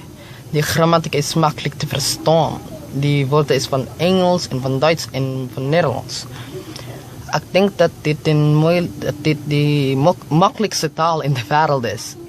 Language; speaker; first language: Dutch; non-native, learner; Filipino